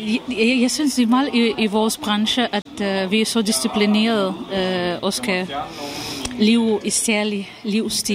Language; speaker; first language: Danish; non-native, fluent; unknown